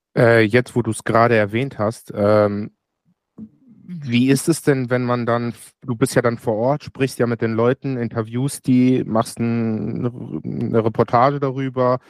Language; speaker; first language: German; native; German